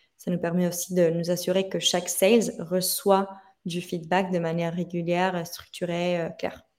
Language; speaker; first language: French; non-native, fluent; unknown